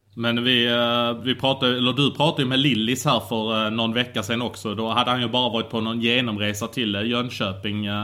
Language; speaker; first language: Swedish; native; Swedish